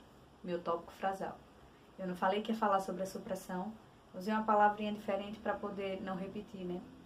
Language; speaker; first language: Portuguese; native; Portuguese